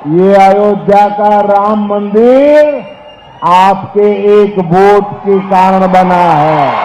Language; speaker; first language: Hindi; non-native, local second language; Gujarati